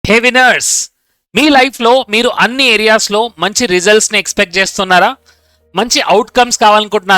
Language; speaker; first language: Telugu; native; Telugu